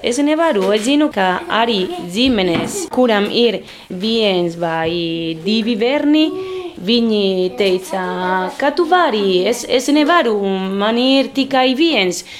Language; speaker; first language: Latvian; non-native, learner; Spanish